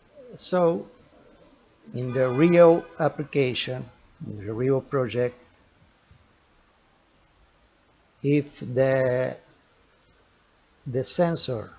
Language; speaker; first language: English; non-native, learner; Portuguese